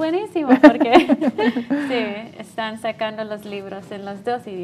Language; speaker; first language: Spanish; non-native, learner; English